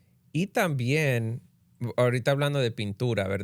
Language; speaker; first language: Spanish; early bilingual, other home language; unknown